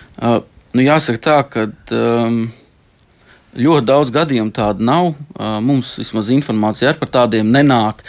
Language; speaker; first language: Latvian; native; Latvian